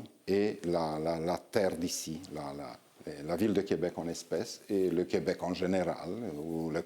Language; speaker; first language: French; non-native, fluent; Romanian